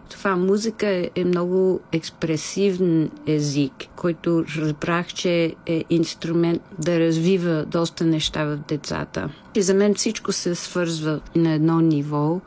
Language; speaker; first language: Bulgarian; non-native, fluent; English